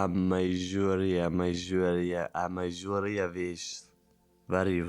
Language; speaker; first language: Portuguese; non-native, learner; German